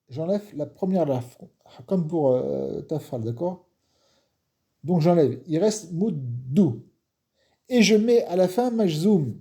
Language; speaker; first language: French; non-native, fluent; Arabic